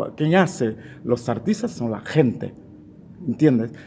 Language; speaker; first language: Spanish; non-native, fluent; Portuguese